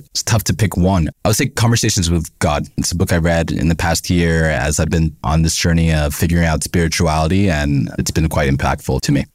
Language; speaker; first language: English; native; English